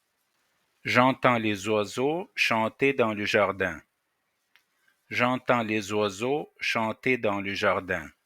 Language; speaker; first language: French; non-native, fluent; Russian